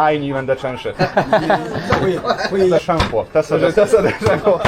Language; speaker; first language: Chinese; non-native, learner; Polish